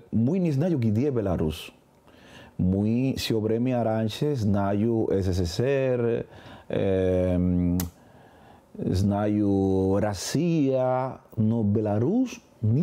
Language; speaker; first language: Russian; non-native, learner; Spanish